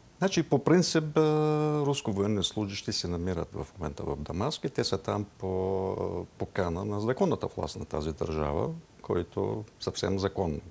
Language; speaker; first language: Bulgarian; non-native, fluent; Arabic